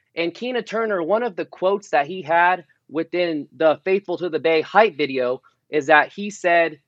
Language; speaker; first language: English; native; English